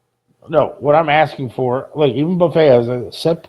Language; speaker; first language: English; native; English